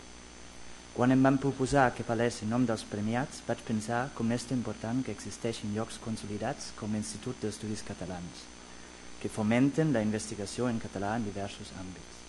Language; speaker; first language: Catalan; non-native, fluent; German